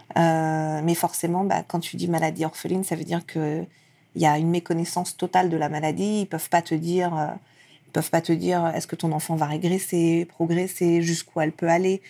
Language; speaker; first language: French; early bilingual, other home language; Persian